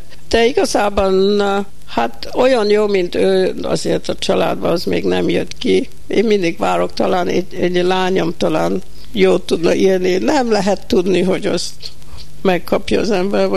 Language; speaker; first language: Hungarian; early bilingual, heritage; Hungarian